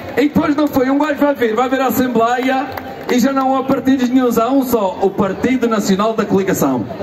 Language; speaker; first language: Portuguese; early bilingual, heritage; Portuguese